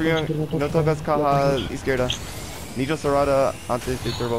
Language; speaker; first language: Spanish; non-native, learner; English